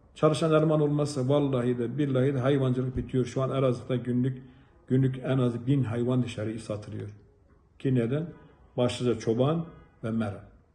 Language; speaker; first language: Turkish; native; Turkish